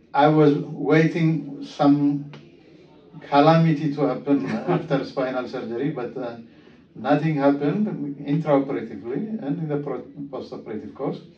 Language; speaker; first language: English; non-native, fluent; Amharic